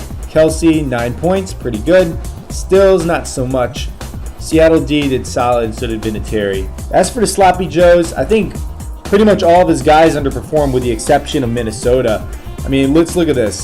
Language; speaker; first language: English; native; English